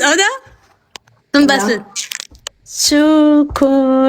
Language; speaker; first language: German; non-native, learner; Amharic